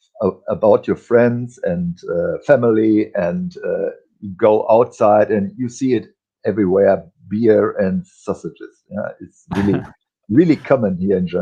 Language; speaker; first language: English; non-native, fluent; German